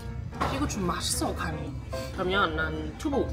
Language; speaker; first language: Korean; non-native, learner; German